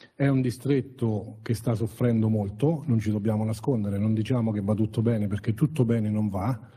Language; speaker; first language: Italian; native; Italian